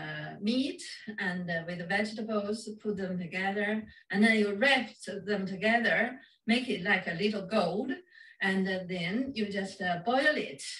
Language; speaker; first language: English; non-native, fluent; Chinese